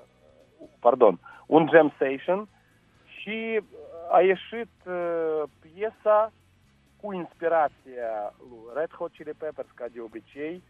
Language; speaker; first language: Romanian; non-native, local second language; Russian